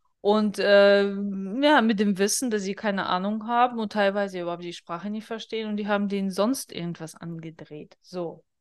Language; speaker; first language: German; non-native, fluent; Russian